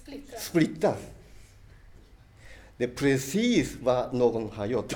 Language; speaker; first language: Swedish; non-native, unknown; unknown